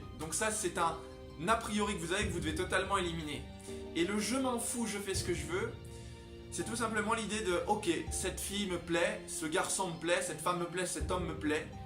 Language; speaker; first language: French; native; French